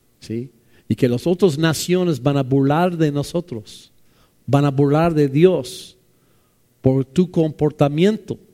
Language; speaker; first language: Spanish; non-native, fluent; English